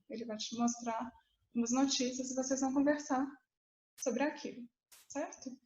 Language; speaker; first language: Portuguese; native; Portuguese